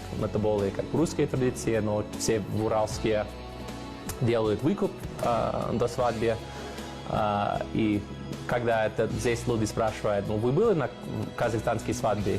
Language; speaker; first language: Russian; non-native, fluent; English